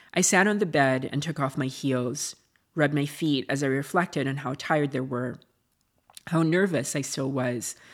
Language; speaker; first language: English; non-native, local second language; Filipino